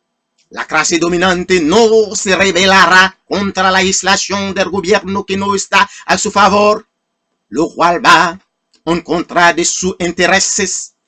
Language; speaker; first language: Spanish; non-native, fluent; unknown